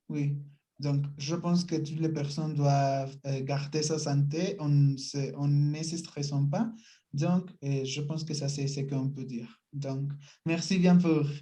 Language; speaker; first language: French; non-native, learner; Spanish